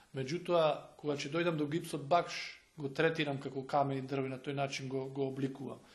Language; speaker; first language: Macedonian; native; Macedonian